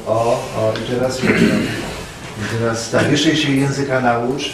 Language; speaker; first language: Polish; native; Polish